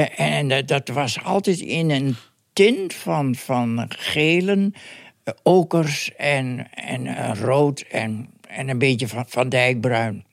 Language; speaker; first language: Dutch; native; Dutch